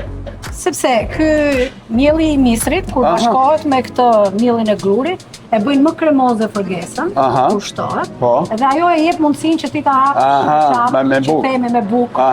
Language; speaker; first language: Albanian; native; Albanian